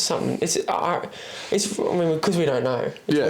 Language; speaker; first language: English; native; English